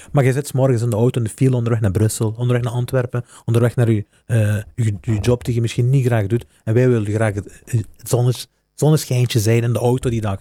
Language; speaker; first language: Dutch; native; Dutch